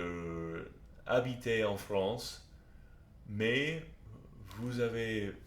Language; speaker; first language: French; non-native, learner; English